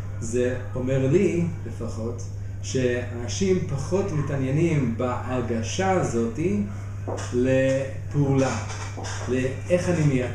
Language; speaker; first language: Hebrew; non-native, fluent; English